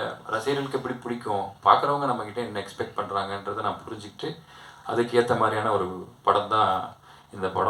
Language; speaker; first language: Tamil; native; Tamil